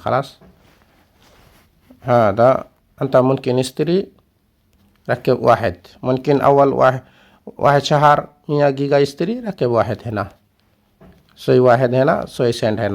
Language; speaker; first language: Arabic; non-native, learner; Bangla